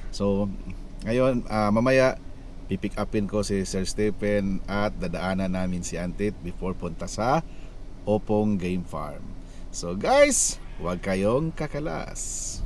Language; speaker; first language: Filipino; non-native, local second language; Cebuano